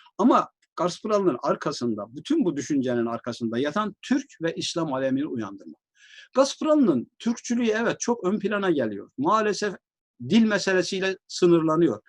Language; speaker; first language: Turkish; native; Turkish